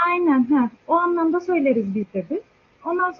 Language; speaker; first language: Turkish; native; Turkish